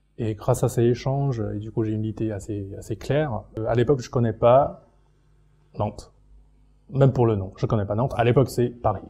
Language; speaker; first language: French; non-native, fluent; Chinese